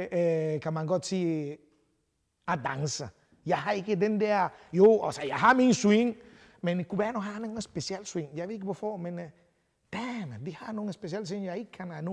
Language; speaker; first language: Danish; non-native, fluent; Spanish